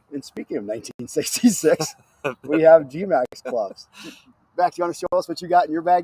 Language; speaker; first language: English; native; English